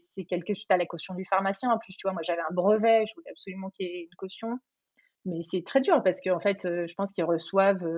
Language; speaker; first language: French; native; French